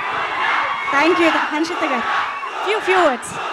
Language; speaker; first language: Telugu; native; Telugu